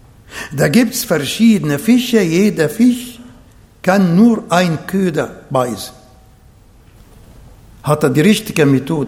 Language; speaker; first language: German; non-native, fluent; Arabic